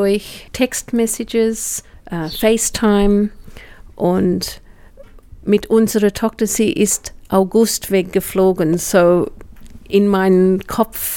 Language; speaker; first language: German; non-native, fluent; English